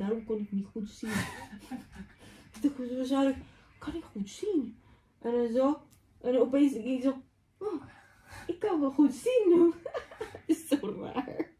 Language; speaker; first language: Dutch; non-native, fluent; Filipino